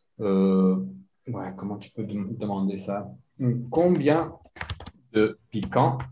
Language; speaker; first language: French; non-native, fluent; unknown